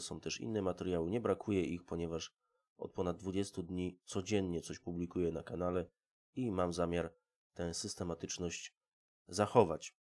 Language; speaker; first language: Polish; native; Polish